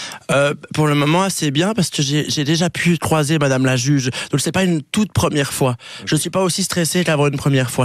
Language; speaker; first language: French; native; French